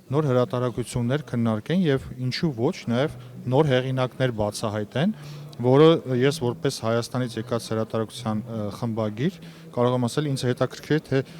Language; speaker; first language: Armenian; native; Armenian